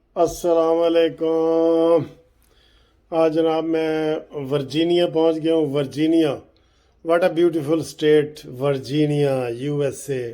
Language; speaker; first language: Urdu; non-native, local second language; Punjabi